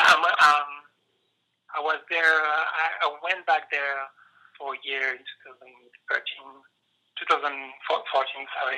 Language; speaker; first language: English; non-native, fluent; French